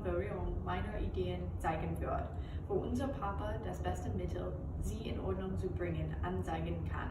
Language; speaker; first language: German; non-native, learner; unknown